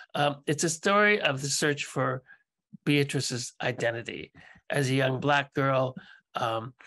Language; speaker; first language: English; native; English